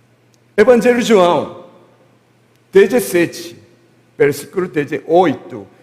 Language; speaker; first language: Portuguese; non-native, learner; Korean